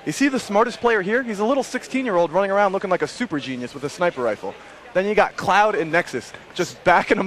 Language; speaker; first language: English; native; English